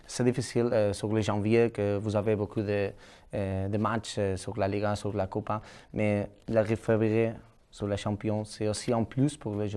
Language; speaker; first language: French; non-native, learner; Catalan